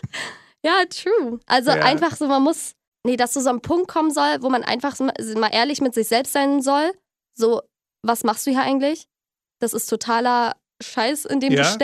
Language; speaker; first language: German; native; German